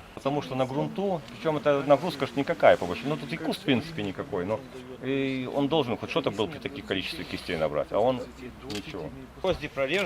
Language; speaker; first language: Russian; native; Russian